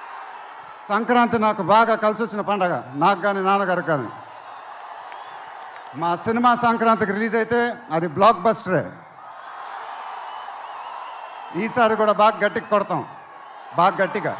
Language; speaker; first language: Telugu; native; Telugu